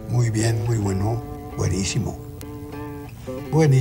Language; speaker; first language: Spanish; native; Spanish